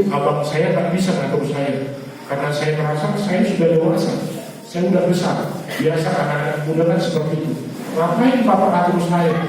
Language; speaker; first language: Indonesian; non-native, local second language; Batak Toba